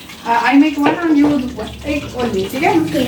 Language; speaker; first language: English; non-native, learner; Spanish